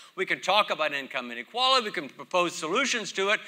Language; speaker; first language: English; native; English